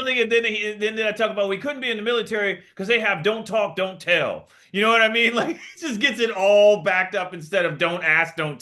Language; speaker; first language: English; native; English